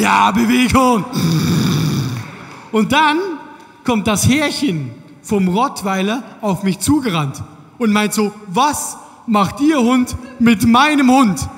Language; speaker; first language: German; native; German